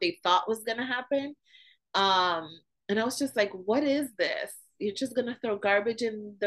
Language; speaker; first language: English; native; English